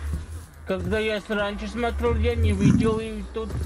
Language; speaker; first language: Russian; non-native, learner; English